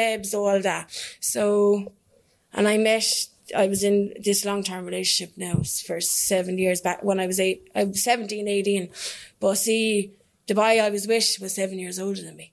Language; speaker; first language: English; native; English